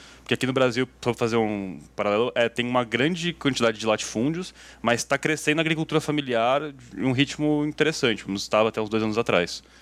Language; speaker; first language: Portuguese; native; Portuguese